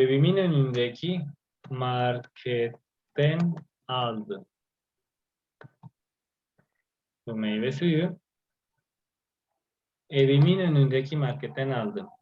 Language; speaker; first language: Turkish; non-native, fluent; Spanish